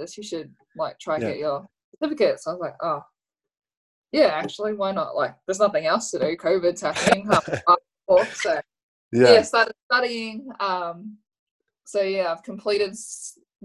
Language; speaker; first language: English; native; English